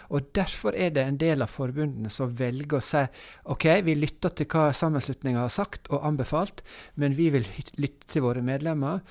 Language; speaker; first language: Norwegian; native; Norwegian